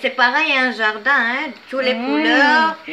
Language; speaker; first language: French; non-native, fluent; Arabic